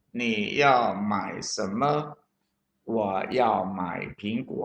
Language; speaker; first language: Chinese; non-native, fluent; Thai